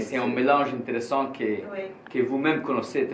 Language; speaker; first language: French; non-native, learner; Italian